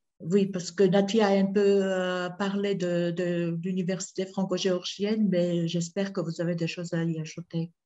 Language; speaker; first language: French; non-native, fluent; Georgian